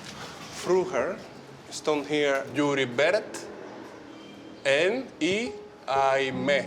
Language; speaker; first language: Dutch; non-native, fluent; Spanish